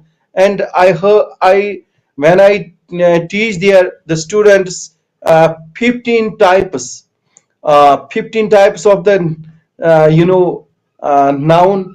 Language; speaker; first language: English; non-native, local second language; Kashmiri